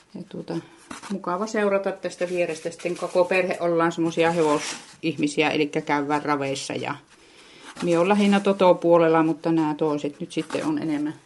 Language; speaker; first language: Finnish; native; Finnish